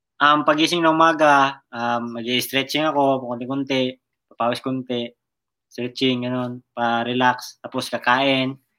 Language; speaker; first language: Filipino; non-native, local second language; Cebuano